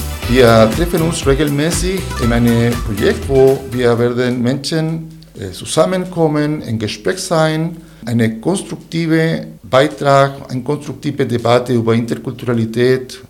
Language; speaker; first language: German; non-native, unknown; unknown